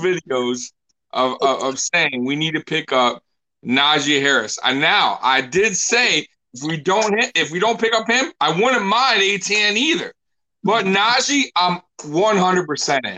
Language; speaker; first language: English; native; English